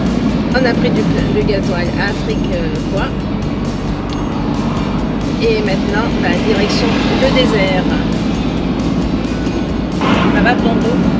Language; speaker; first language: French; native; French